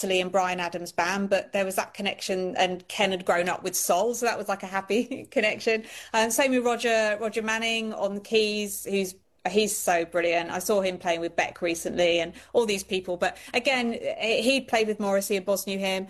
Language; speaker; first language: English; native; English